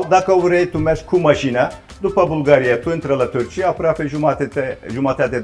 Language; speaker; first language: Romanian; non-native, learner; Turkish